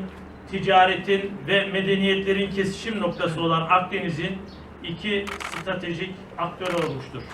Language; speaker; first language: Turkish; native; Turkish